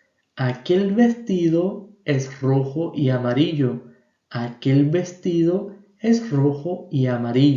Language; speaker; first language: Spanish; non-native, fluent; Portuguese